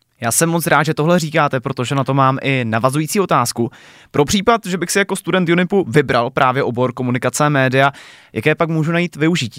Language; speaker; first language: Czech; native; Czech